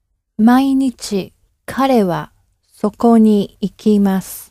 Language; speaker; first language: Japanese; non-native, learner; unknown